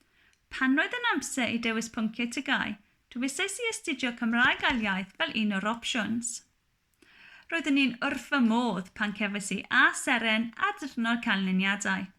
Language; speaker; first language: Welsh; non-native, local second language; English